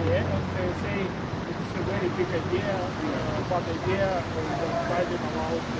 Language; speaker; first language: English; non-native, learner; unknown